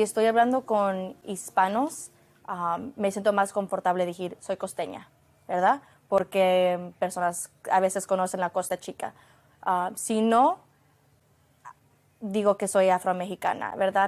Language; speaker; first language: Spanish; early bilingual, heritage; Spanish